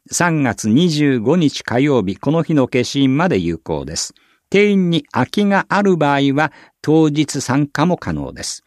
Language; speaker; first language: Japanese; native; Japanese